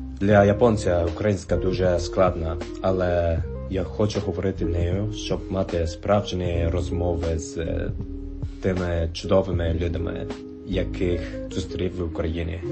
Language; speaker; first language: Ukrainian; non-native, learner; Japanese